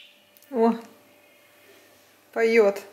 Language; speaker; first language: Russian; native; Russian